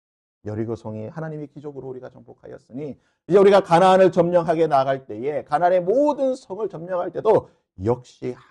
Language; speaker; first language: Korean; native; Korean